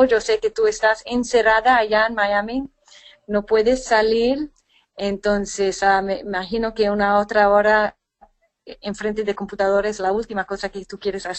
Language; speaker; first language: Spanish; non-native, fluent; English